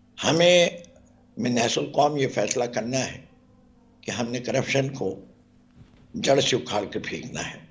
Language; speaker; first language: Urdu; native; Urdu